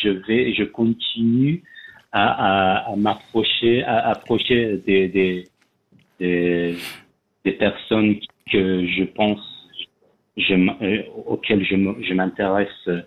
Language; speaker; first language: French; non-native, learner; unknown